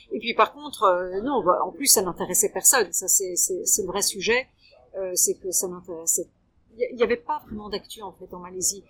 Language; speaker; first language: French; early bilingual, heritage; French